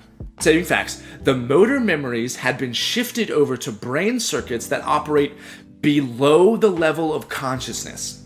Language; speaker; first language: English; native; English